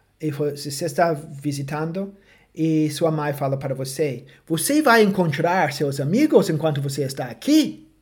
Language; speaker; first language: Portuguese; non-native, fluent; English